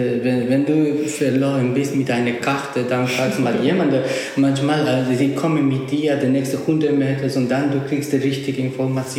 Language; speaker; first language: German; non-native, fluent; Spanish